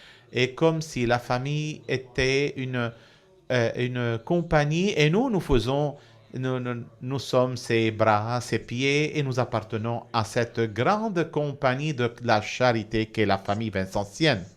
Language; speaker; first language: French; non-native, fluent; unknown